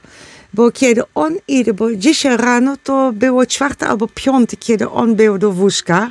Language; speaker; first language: Polish; non-native, learner; Dutch